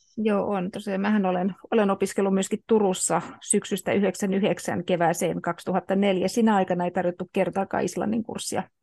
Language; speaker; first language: Finnish; native; Finnish